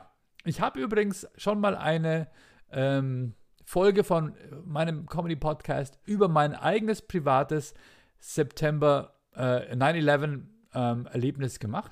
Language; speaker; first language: German; native; German